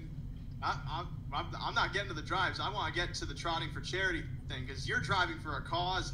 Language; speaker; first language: English; native; English